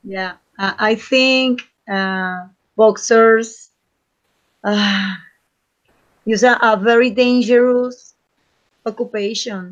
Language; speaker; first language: English; non-native, learner; Spanish